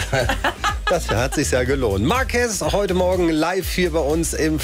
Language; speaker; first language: German; native; German